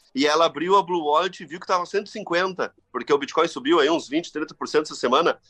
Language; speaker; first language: Portuguese; native; Portuguese